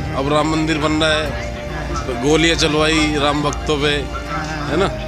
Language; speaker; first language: Hindi; native; Hindi